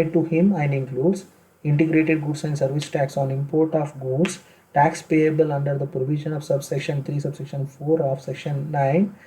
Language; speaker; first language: English; non-native, local second language; Kannada